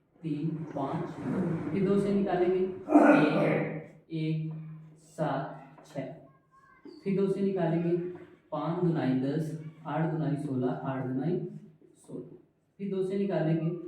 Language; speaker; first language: Hindi; native; Hindi